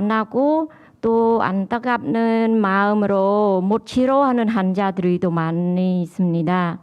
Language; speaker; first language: Korean; non-native, learner; Khmer